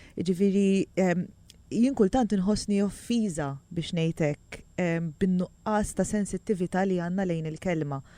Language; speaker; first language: Maltese; native; Maltese